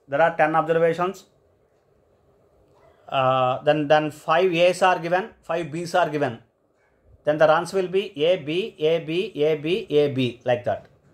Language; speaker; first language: English; non-native, local second language; Telugu